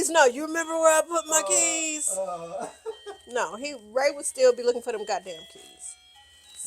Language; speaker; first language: English; native; English